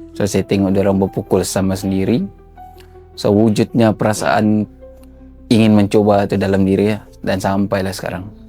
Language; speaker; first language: Malay; native; Malay